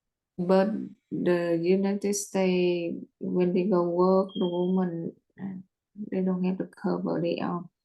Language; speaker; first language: English; non-native, learner; Vietnamese